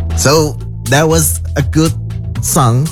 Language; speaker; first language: English; non-native, fluent; Indonesian